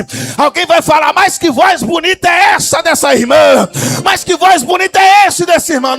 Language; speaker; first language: Portuguese; native; Portuguese